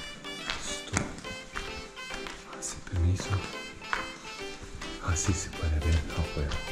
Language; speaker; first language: Spanish; non-native, learner; Japanese